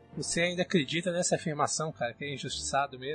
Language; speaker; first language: Portuguese; native; Portuguese